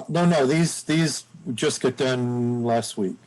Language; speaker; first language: English; native; English